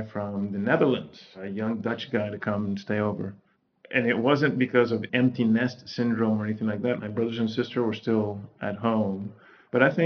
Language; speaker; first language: English; non-native, fluent; Spanish